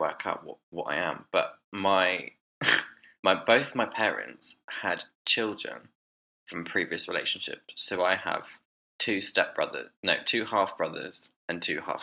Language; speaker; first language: English; native; English